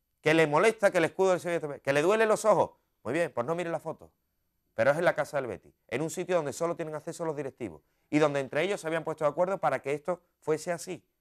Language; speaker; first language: Spanish; native; Spanish